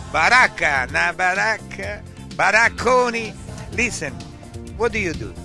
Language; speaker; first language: English; non-native, learner; Italian